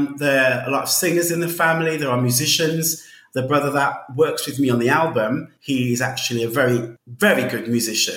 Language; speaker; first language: English; native; English